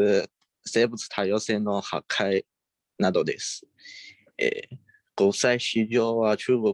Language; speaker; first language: Japanese; non-native, learner; Chinese